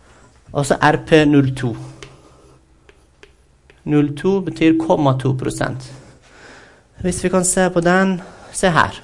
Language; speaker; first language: Norwegian; non-native, fluent; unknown